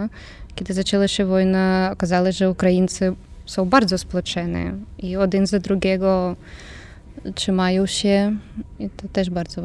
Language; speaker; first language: Polish; non-native, learner; Ukrainian